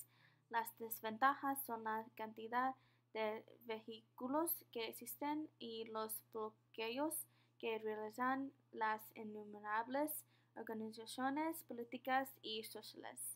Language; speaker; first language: Spanish; non-native, learner; English